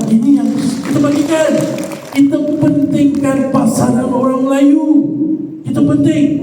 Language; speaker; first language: Malay; non-native, local second language; Chinese